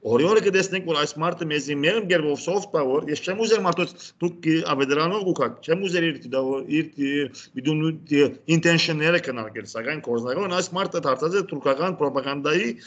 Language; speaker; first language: Armenian; native; Armenian